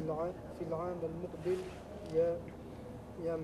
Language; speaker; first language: Arabic; non-native, learner; French